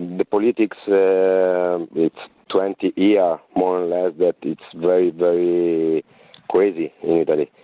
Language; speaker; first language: English; non-native, learner; Italian